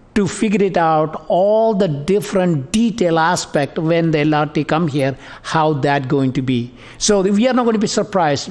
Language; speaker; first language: English; non-native, local second language; Tamil